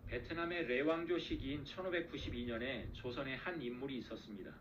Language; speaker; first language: Korean; native; Korean